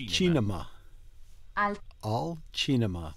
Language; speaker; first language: Italian; non-native, learner; English